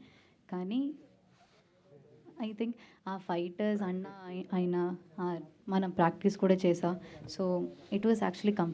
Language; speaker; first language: Telugu; non-native, learner; Malayalam